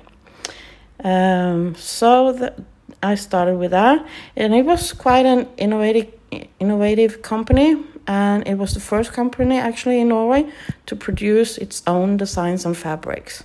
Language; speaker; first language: English; non-native, fluent; Norwegian